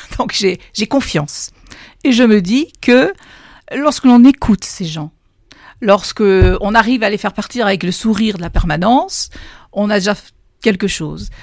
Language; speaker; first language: French; native; French